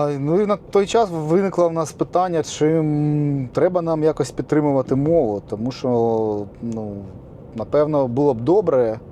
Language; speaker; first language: Ukrainian; native; Ukrainian